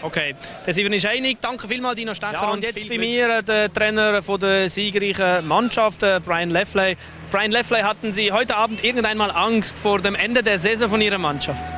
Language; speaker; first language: German; native; German